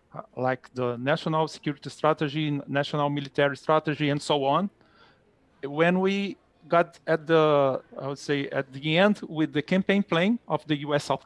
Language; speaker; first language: English; non-native, fluent; Portuguese